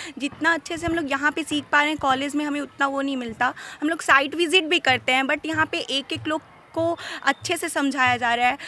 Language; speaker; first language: Hindi; native; Hindi